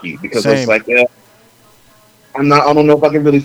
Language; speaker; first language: English; native; English